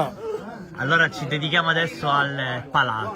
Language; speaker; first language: Italian; native; Italian